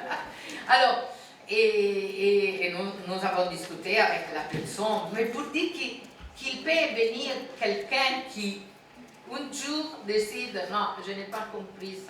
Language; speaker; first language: French; non-native, fluent; Italian